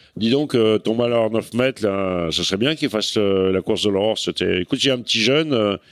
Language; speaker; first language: French; native; French